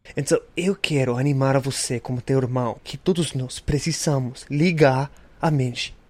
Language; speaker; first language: Portuguese; non-native, learner; English